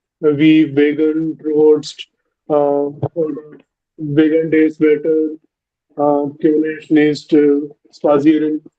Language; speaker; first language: German; non-native, learner; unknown